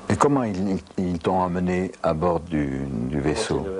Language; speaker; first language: French; native; French